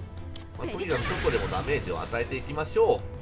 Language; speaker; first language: Japanese; native; Japanese